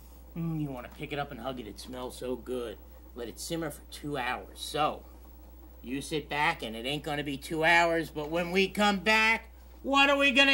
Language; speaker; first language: English; native; English